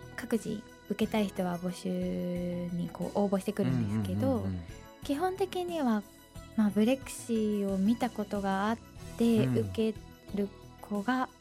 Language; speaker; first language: Japanese; native; Japanese